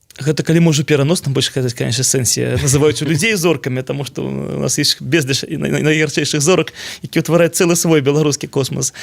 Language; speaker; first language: Belarusian; non-native, local second language; Russian